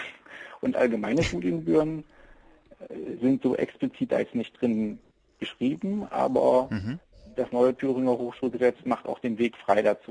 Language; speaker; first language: German; native; German